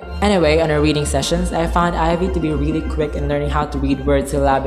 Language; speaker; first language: English; non-native, local second language; Cebuano